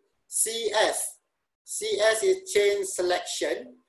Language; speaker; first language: English; non-native, local second language; Malay